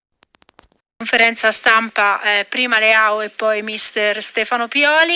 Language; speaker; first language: Italian; native; Italian